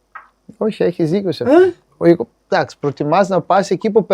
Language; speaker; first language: Greek; non-native, fluent; Portuguese